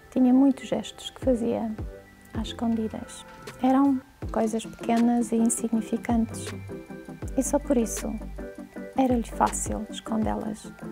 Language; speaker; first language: Portuguese; native; Portuguese